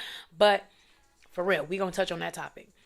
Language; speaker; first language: English; native; English